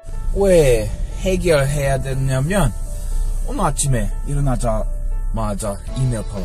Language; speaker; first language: Korean; non-native, learner; English